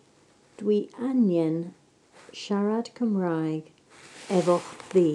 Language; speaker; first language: Welsh; non-native, learner; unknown